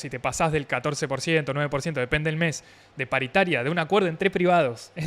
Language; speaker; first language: Spanish; native; Spanish